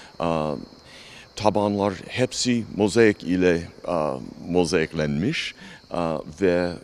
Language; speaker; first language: Turkish; non-native, fluent; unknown